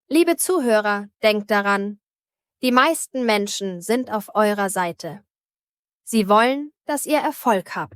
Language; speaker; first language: German; native; German